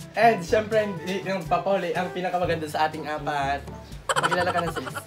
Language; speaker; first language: Filipino; non-native, local second language; Iloko